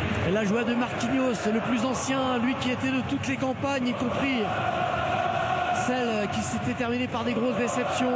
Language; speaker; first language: French; native; French